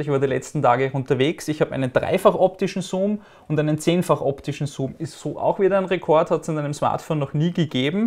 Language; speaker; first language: German; native; German